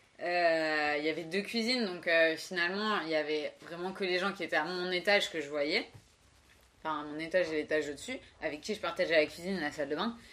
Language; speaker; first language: French; native; French